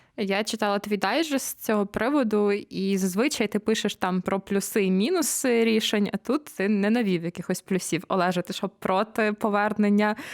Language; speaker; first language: Ukrainian; native; Ukrainian